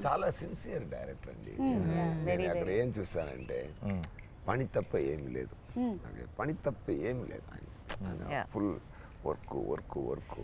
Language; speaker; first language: Telugu; non-native, learner; Tamil